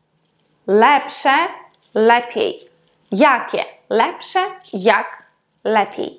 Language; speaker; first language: Polish; non-native, fluent; Ukrainian